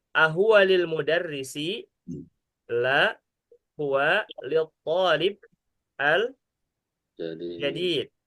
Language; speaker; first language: Arabic; non-native, fluent; Indonesian